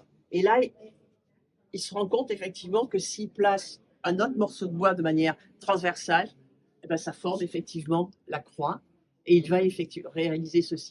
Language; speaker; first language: French; native; French